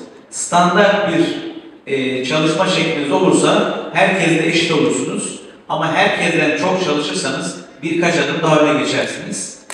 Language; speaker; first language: Turkish; native; Turkish